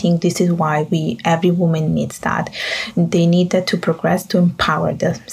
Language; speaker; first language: English; non-native, fluent; Italian